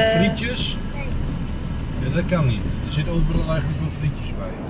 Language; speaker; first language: Dutch; native; Dutch